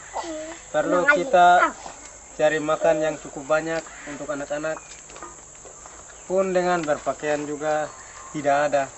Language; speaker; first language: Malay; non-native, local second language; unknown